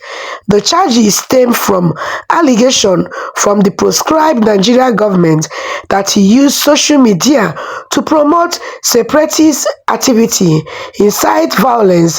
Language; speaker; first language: English; non-native, local second language; Igbo